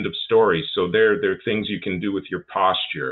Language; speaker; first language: English; native; English